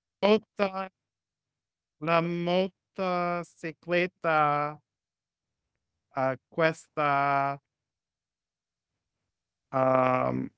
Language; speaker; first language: Spanish; non-native, learner; English